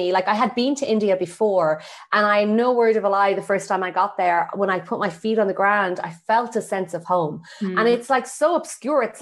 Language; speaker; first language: English; native; English